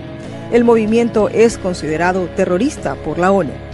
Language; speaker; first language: Spanish; native; Spanish